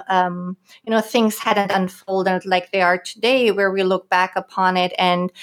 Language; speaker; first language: English; non-native, fluent; German